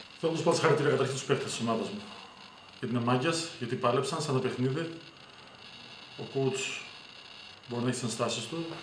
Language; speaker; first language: Greek; native; Greek